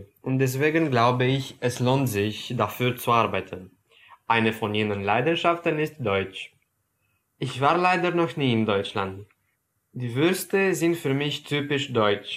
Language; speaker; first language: German; non-native, fluent; Romanian